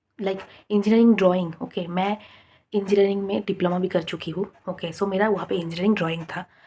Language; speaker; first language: Hindi; non-native, local second language; Bangla